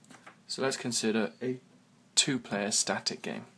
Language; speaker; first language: English; native; English